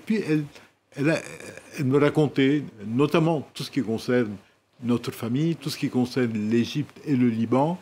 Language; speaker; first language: French; non-native, local second language; Arabic